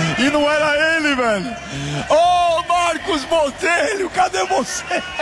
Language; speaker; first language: Portuguese; native; Portuguese